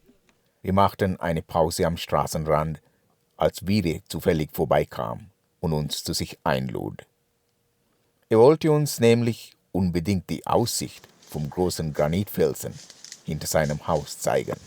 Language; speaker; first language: German; early bilingual, heritage; German